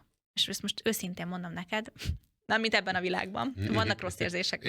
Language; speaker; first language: Hungarian; native; Hungarian